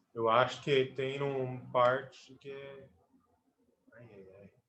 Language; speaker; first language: Portuguese; non-native, learner; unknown